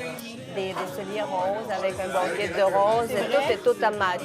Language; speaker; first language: French; non-native, fluent; Russian